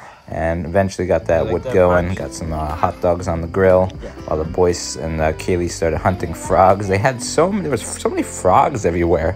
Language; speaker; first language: English; native; English